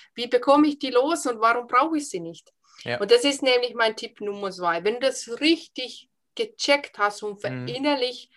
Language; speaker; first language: German; non-native, fluent; Finnish